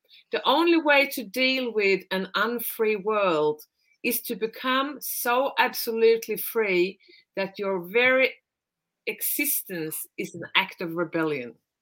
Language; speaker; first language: English; non-native, fluent; Swedish